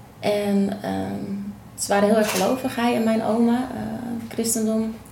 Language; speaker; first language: Dutch; native; Dutch